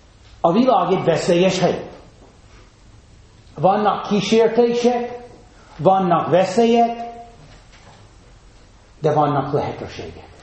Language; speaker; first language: Hungarian; non-native, fluent; English